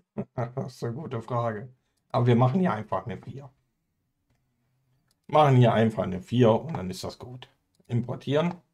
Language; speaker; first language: German; native; German